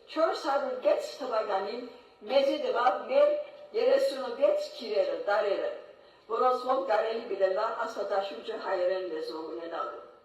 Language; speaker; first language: Armenian; native; Armenian